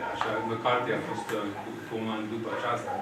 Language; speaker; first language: Romanian; non-native, fluent; English